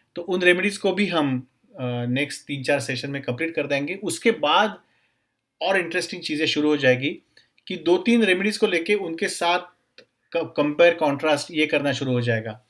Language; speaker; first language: Hindi; non-native, local second language; Marathi